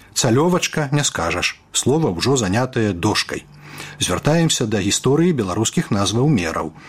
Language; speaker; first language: Belarusian; native; Belarusian